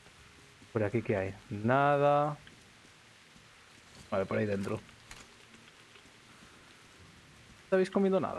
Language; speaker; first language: Spanish; native; Spanish